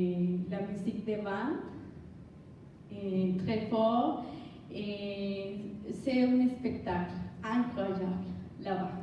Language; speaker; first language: French; non-native, learner; Spanish